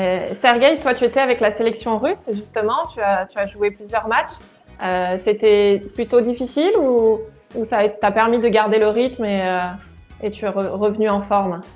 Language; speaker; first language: French; native; French